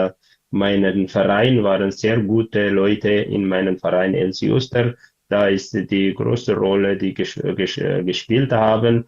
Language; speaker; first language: German; non-native, learner; Tigrinya